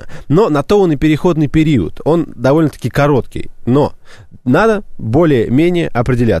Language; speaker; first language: Russian; native; Russian